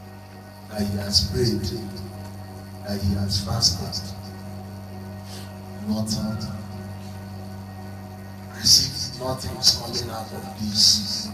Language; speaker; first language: English; non-native, local second language; Igbo